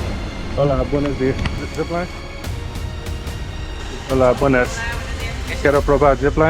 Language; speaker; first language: Spanish; non-native, learner; English